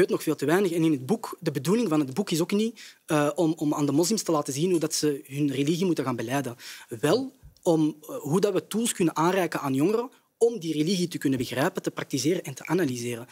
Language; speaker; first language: Dutch; early bilingual, other home language; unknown